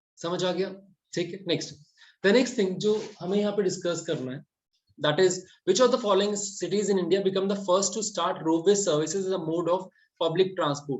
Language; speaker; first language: Hindi; native; Hindi